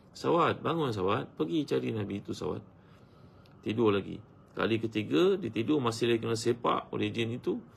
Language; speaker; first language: Malay; native; Malay